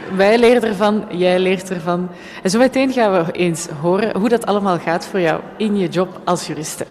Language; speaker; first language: Dutch; native; Dutch